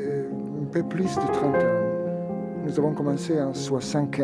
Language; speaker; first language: French; non-native, fluent; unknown